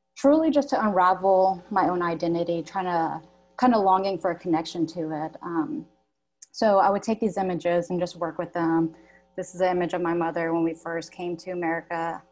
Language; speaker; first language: English; native; English